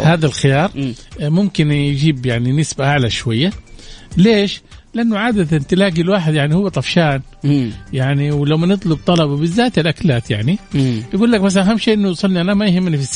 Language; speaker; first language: Arabic; native; Arabic